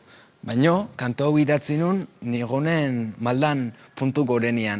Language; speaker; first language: Basque; native; Basque